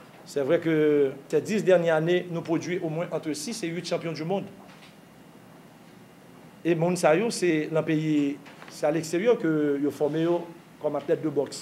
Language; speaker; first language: French; non-native, local second language; Haitian Creole